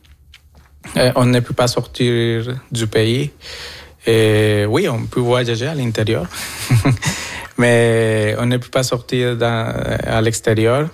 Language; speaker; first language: French; non-native, fluent; Spanish